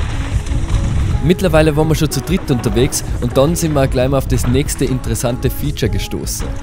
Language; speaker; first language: German; native; German